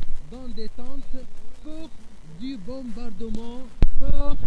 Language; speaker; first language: French; non-native, fluent; Arabic